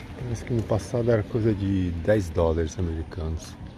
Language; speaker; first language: English; non-native, fluent; Portuguese